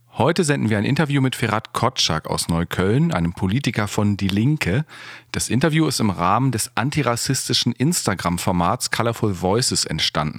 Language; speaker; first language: German; native; German